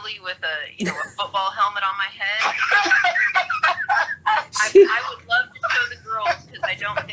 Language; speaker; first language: English; native; English